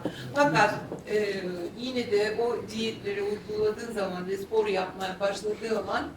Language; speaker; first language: Turkish; non-native, fluent; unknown